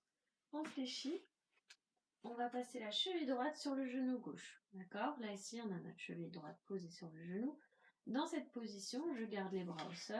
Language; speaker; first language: French; native; French